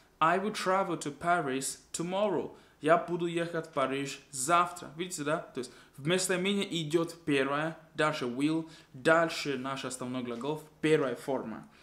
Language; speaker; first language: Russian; non-native, fluent; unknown